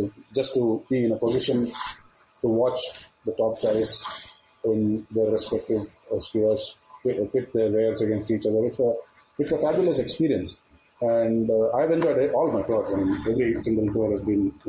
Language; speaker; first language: English; non-native, local second language; Tamil